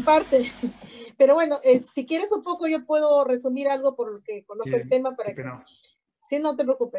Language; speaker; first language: Spanish; native; Spanish